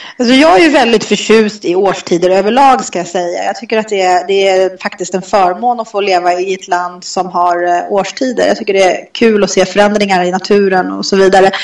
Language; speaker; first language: Swedish; native; Swedish